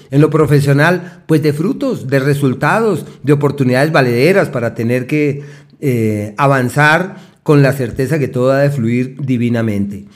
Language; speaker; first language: Spanish; native; Spanish